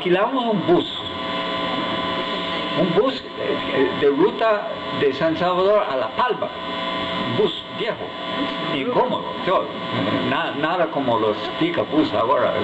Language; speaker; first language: Spanish; non-native, fluent; English